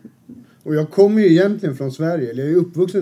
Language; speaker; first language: Swedish; early bilingual, other home language; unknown